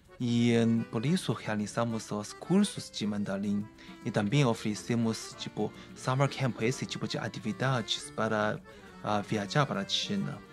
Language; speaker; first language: Portuguese; non-native, fluent; Chinese